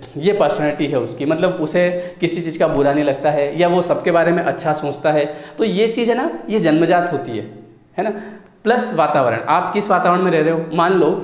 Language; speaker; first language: Hindi; native; Hindi